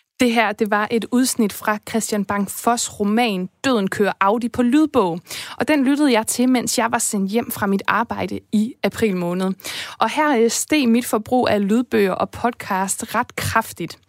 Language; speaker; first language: Danish; native; Danish